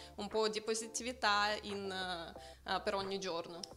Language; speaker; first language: Italian; non-native, fluent; Russian